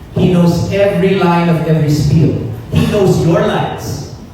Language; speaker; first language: English; native; English